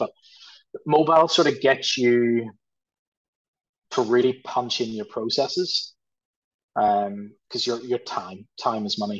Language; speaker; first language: English; native; English